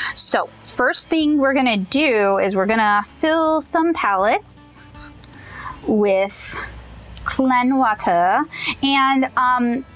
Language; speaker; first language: English; native; English